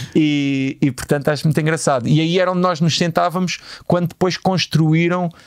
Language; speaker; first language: Portuguese; native; Portuguese